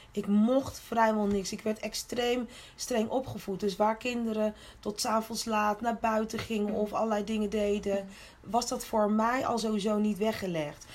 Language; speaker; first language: Dutch; early bilingual, other home language; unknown